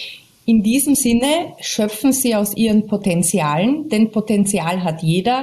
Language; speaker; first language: German; native; German